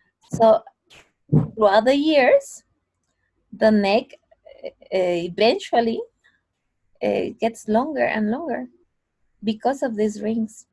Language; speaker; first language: English; non-native, fluent; Spanish